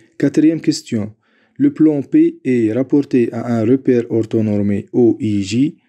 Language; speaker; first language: French; non-native, local second language; Arabic